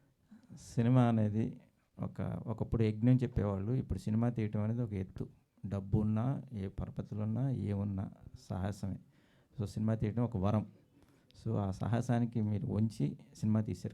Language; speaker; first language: Telugu; native; Telugu